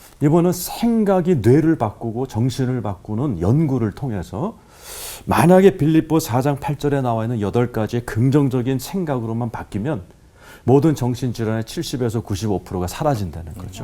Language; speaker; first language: Korean; native; Korean